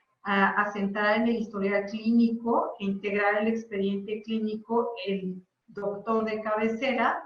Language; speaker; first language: Spanish; native; Spanish